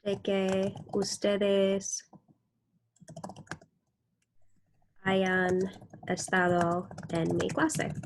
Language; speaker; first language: Spanish; non-native, fluent; English